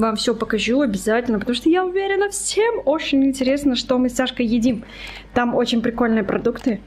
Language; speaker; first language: Russian; native; Russian